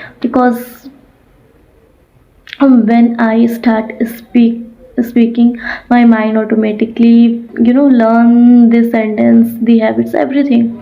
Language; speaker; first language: English; non-native, learner; Odia